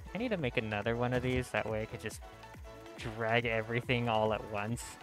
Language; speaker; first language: English; native; English